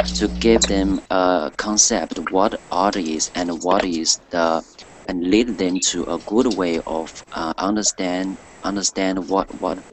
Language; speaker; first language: English; non-native, learner; Chinese